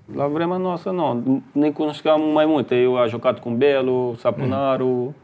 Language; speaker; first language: Romanian; non-native, learner; Portuguese